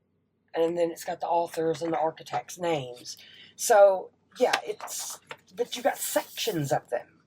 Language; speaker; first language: English; native; English